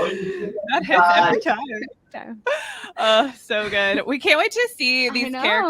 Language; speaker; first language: English; native; English